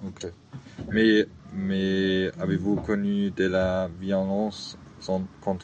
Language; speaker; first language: French; non-native, learner; German